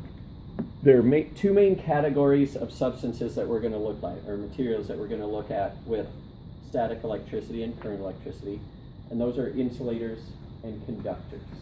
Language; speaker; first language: English; native; English